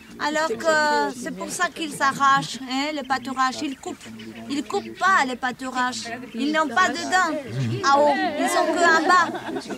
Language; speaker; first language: French; non-native, fluent; Spanish